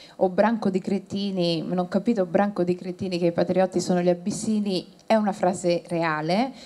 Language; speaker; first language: Italian; early bilingual, other home language; Somali